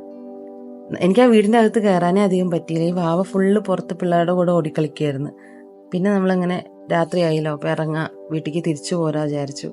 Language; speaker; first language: Malayalam; native; Malayalam